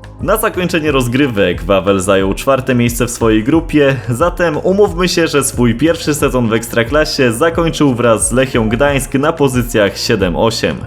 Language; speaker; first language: Polish; native; Polish